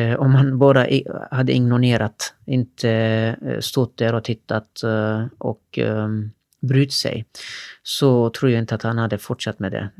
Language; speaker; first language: Swedish; non-native, fluent; Turkish